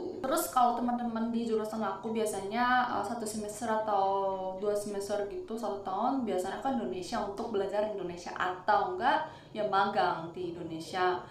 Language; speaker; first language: Indonesian; non-native, fluent; Korean